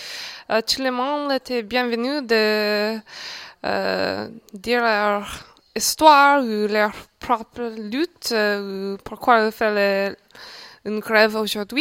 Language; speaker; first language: French; non-native, learner; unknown